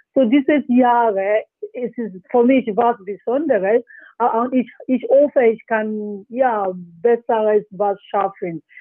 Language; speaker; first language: German; non-native, learner; Yoruba